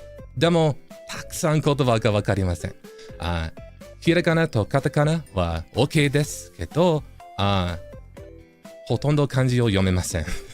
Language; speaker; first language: Japanese; non-native, learner; English